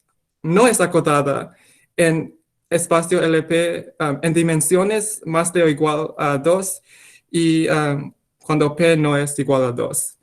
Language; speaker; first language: Spanish; non-native, fluent; English